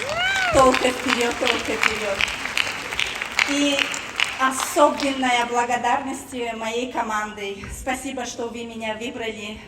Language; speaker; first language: Russian; non-native, fluent; Tajik